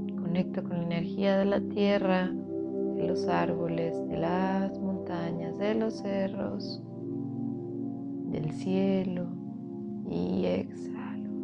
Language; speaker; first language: Spanish; native; Spanish